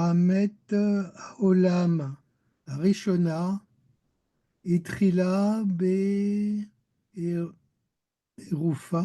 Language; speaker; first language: Hebrew; non-native, learner; French